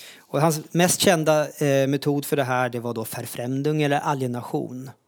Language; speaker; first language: Swedish; native; Swedish